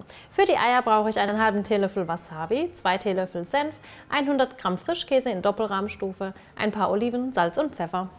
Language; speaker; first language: German; native; German